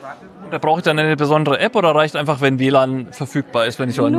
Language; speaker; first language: German; native; German